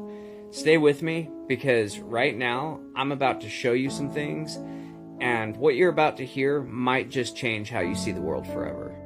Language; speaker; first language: English; native; English